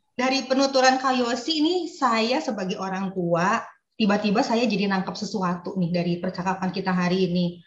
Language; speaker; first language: Indonesian; native; Indonesian